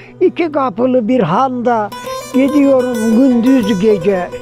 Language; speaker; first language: Turkish; native; Turkish